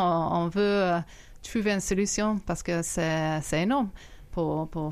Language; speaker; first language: French; non-native, fluent; English